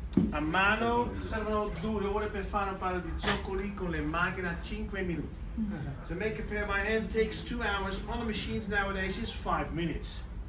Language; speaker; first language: Italian; non-native, learner; Dutch